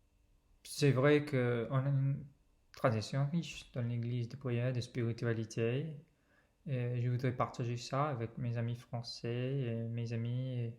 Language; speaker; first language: French; non-native, fluent; English